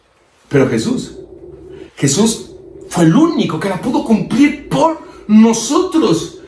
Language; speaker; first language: Spanish; native; Spanish